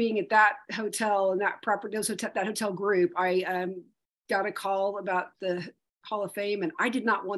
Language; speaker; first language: English; native; English